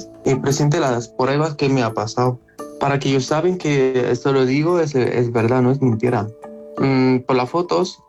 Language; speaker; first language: Spanish; non-native, learner; Arabic